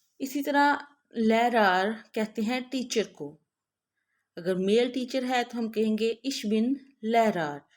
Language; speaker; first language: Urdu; native; Urdu